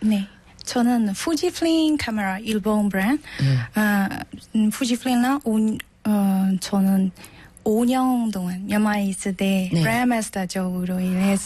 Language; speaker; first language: Korean; non-native, learner; Burmese